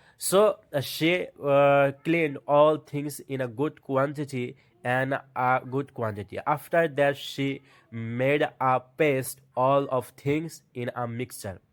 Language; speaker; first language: English; non-native, learner; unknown